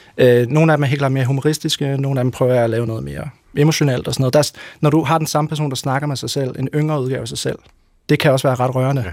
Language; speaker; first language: Danish; native; Danish